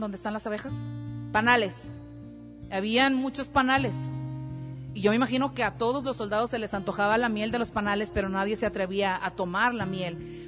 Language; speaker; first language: Spanish; native; Spanish